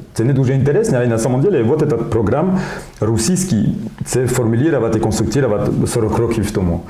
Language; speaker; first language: Ukrainian; non-native, learner; French